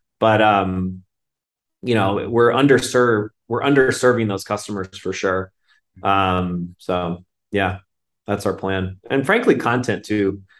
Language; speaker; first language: English; native; English